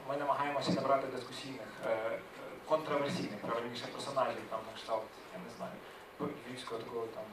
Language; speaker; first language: Ukrainian; native; Ukrainian